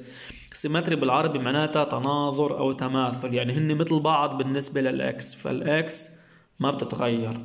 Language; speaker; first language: Arabic; native; Arabic